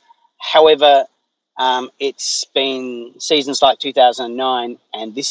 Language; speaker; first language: English; native; English